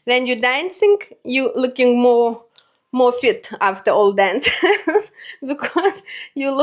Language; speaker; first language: English; non-native, learner; Lithuanian